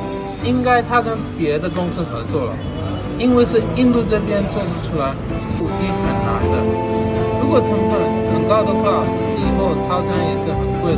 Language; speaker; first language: Chinese; non-native, learner; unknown